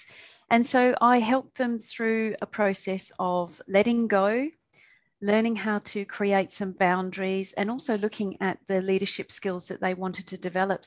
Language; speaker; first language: English; native; English